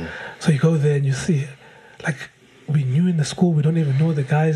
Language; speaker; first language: English; non-native, local second language; Xhosa